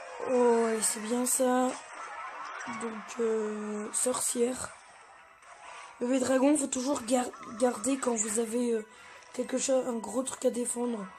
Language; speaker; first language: French; native; French